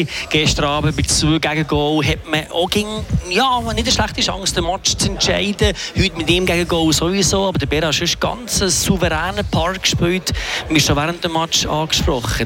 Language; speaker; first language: German; native; German